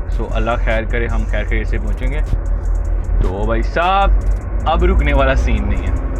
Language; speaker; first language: Urdu; non-native, local second language; Punjabi